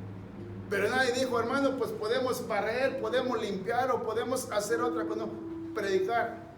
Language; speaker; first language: Spanish; native; Spanish